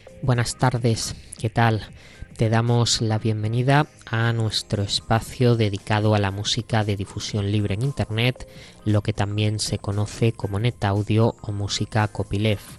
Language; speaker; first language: Spanish; native; Spanish